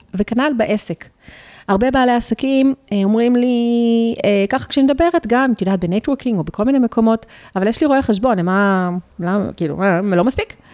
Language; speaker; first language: Hebrew; early bilingual, other home language; Spanish